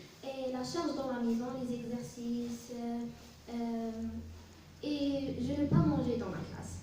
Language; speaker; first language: French; non-native, learner; Arabic